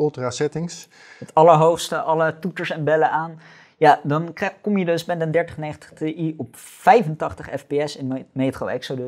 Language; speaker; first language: Dutch; native; Dutch